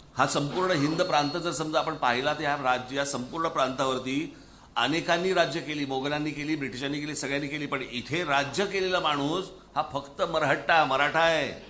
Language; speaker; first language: Marathi; native; Marathi